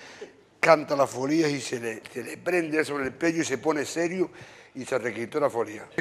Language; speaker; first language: Spanish; native; Spanish